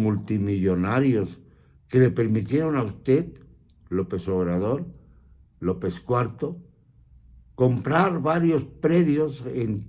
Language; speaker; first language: Spanish; native; Spanish